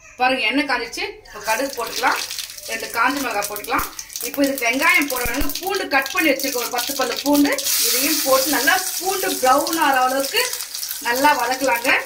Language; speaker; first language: Tamil; non-native, local second language; Telugu